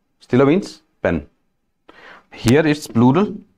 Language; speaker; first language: English; non-native, local second language; Hindi